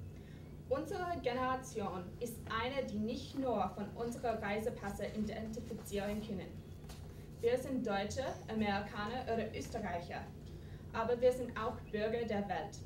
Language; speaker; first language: German; non-native, fluent; English